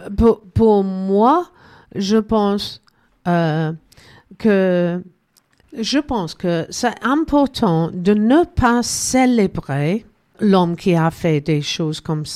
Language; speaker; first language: French; non-native, learner; English